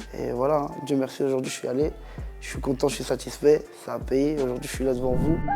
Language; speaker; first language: French; native; French